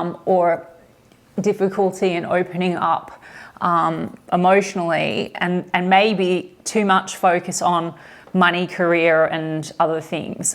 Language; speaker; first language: English; native; English